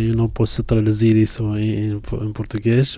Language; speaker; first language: Portuguese; non-native, fluent; Arabic